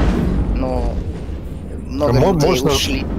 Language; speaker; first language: Russian; early bilingual, heritage; Russian